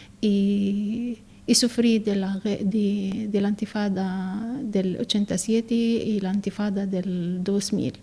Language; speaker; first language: Spanish; non-native, learner; Arabic